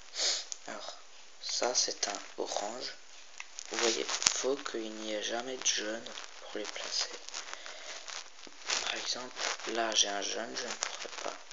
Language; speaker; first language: French; native; French